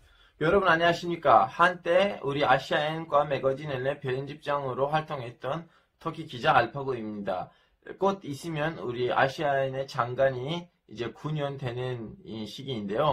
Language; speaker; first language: Korean; non-native, fluent; Turkish